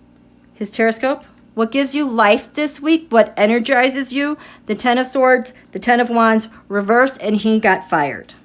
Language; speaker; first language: English; native; English